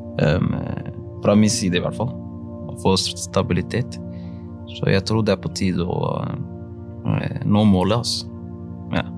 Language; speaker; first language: Norwegian; early bilingual, other home language; Somali